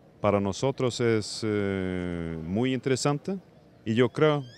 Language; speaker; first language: Spanish; non-native, fluent; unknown